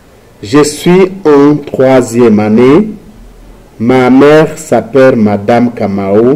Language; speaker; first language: French; non-native, learner; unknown